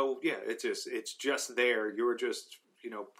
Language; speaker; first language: English; native; English